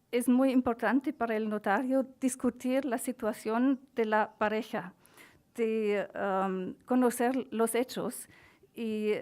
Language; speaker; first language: Spanish; non-native, fluent; German